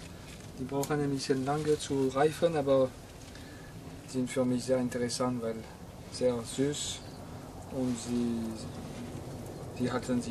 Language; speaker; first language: German; non-native, fluent; French